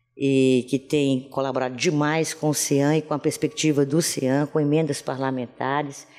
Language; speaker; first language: Portuguese; native; Portuguese